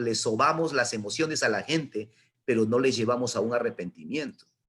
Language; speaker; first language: Spanish; native; Spanish